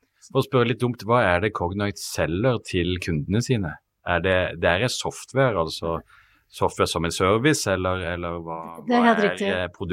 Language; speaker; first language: Norwegian; native; Norwegian